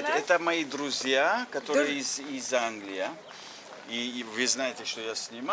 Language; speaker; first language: Russian; non-native, fluent; English